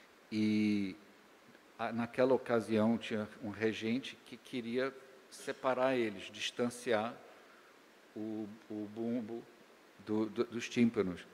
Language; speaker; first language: Portuguese; native; Portuguese